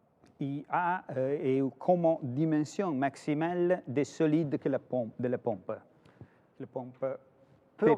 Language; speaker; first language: French; non-native, fluent; Italian